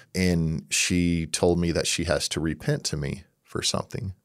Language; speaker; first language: English; native; English